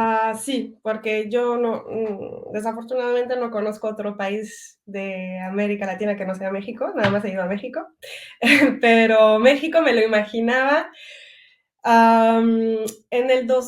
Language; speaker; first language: Spanish; early bilingual, heritage; French